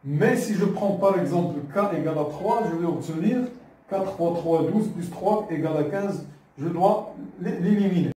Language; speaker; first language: French; non-native, local second language; Arabic